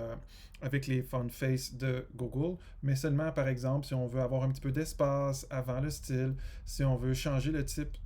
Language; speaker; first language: French; native; French